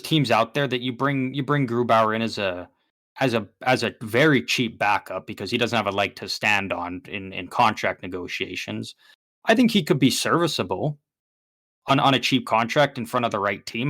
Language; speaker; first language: English; native; English